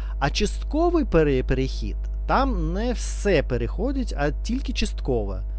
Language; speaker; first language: Ukrainian; non-native, learner; Russian